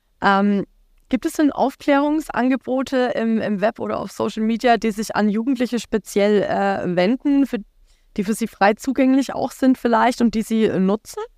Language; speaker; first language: German; native; German